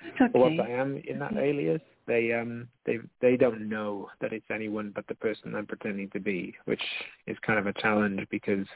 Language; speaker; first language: English; native; English